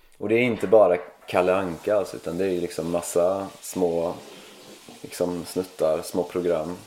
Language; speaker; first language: Swedish; native; Swedish